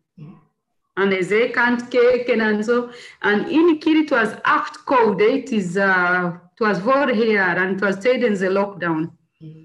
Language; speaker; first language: Dutch; non-native, learner; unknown